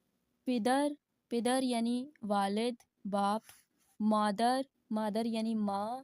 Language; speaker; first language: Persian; non-native, fluent; Urdu